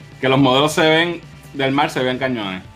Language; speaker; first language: Spanish; native; Spanish